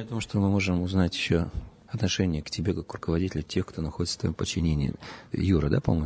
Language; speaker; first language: Russian; native; Russian